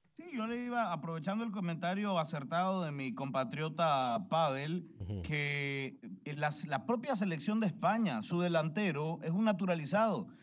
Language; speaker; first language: Spanish; native; Spanish